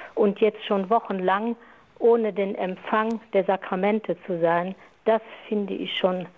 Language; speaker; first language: German; non-native, fluent; Croatian